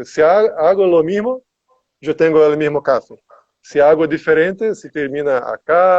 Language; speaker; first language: Spanish; non-native, learner; Portuguese